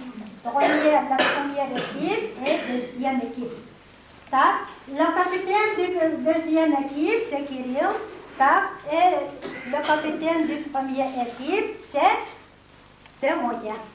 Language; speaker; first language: French; non-native, fluent; Yakut